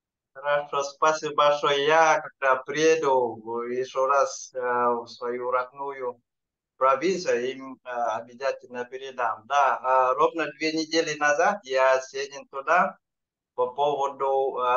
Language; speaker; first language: Russian; non-native, fluent; Vietnamese